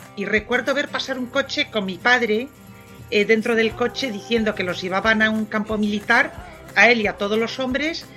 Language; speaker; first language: Spanish; non-native, fluent; French